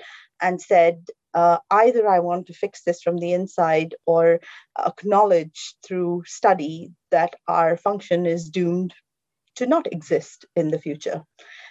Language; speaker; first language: English; non-native, local second language; Konkani